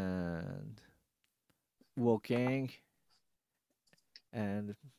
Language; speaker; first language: English; non-native, learner; Japanese